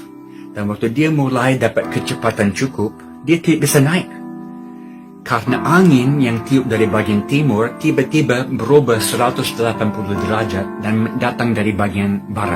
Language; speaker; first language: Indonesian; non-native, fluent; English